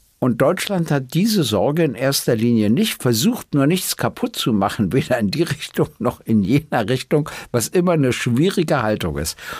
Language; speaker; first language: German; native; German